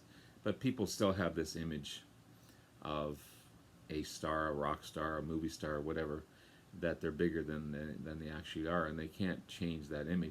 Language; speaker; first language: English; native; English